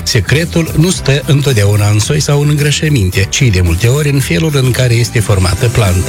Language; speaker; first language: Romanian; native; Romanian